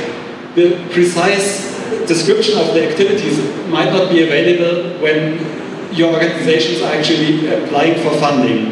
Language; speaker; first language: English; non-native, fluent; German